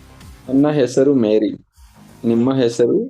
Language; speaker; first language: Kannada; non-native, learner; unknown